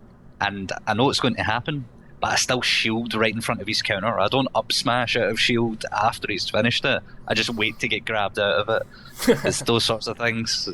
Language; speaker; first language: English; native; English